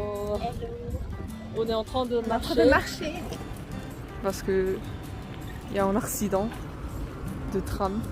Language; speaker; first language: French; non-native, fluent; Korean